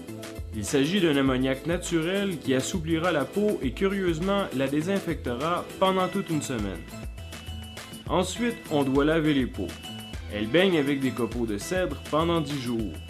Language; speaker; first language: French; native; French